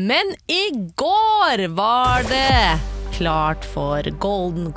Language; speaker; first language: Norwegian; native; Norwegian